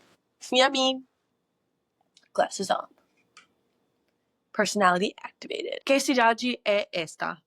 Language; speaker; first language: Portuguese; non-native, learner; English